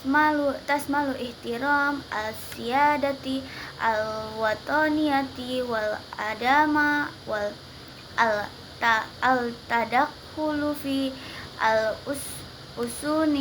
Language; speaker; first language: Arabic; non-native, learner; Indonesian